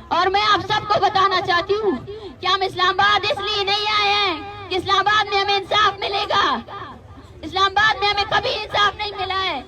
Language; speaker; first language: Urdu; non-native, local second language; Baluchi